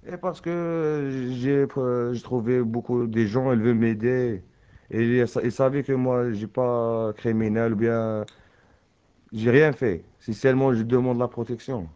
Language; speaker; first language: French; non-native, learner; Arabic